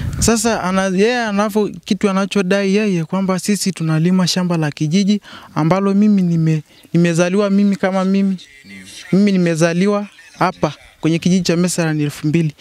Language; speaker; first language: Swahili; non-native, local second language; Masai